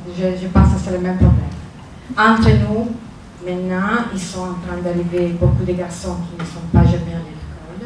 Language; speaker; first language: French; non-native, learner; Spanish